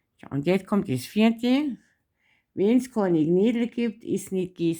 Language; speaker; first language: German; native; German